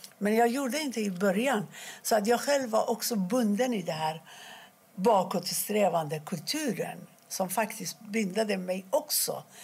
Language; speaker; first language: Swedish; non-native, fluent; Persian